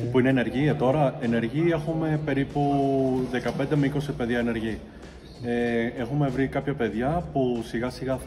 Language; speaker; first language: Greek; early bilingual, heritage; Greek